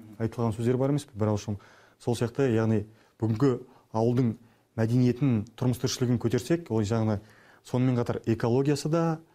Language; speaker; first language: Kazakh; native; Kazakh